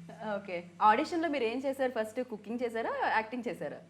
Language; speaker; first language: Telugu; native; Telugu